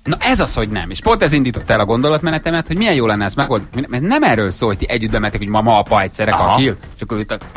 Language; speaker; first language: Hungarian; native; Hungarian